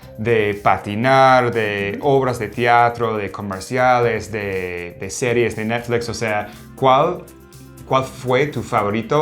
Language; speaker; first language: Spanish; non-native, fluent; English